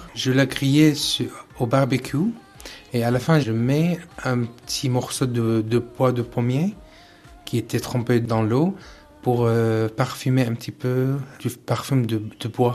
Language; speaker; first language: French; non-native, learner; Arabic